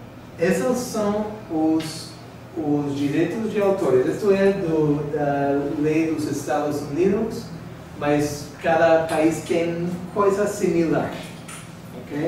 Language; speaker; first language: Portuguese; non-native, learner; English